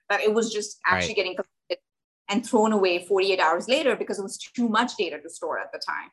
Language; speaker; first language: English; non-native, local second language; Hindi